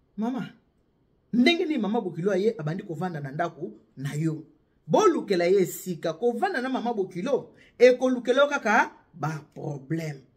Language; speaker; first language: Lingala; native; Lingala